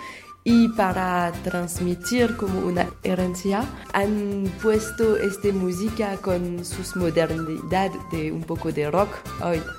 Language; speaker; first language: Spanish; non-native, learner; French